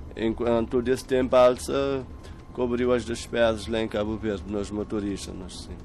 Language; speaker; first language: Portuguese; non-native, local second language; Kabuverdianu